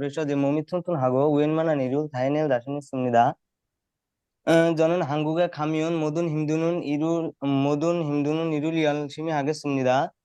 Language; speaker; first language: Korean; non-native, learner; Bangla